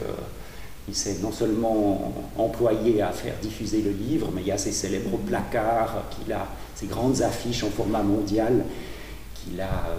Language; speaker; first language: French; native; French